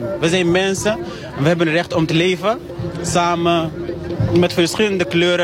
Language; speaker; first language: Dutch; non-native, fluent; Arabic